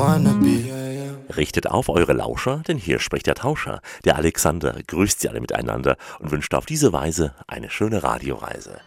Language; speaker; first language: German; native; German